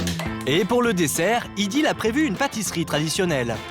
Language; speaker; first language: French; native; French